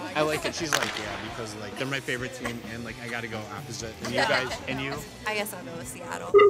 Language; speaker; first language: English; native; English